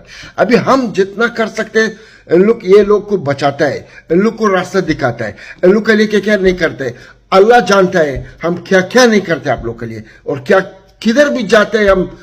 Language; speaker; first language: Hindi; non-native, learner; Arabic